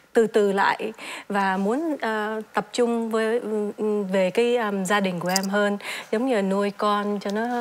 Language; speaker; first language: Vietnamese; early bilingual, heritage; Vietnamese